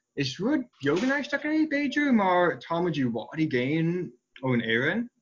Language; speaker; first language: Irish; non-native, fluent; English